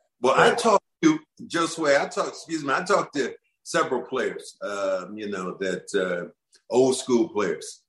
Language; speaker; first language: English; native; English